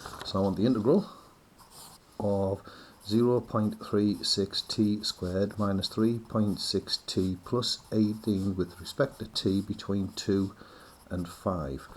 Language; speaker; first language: English; native; English